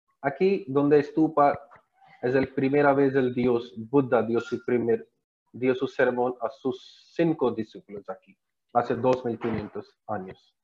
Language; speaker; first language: Spanish; non-native, learner; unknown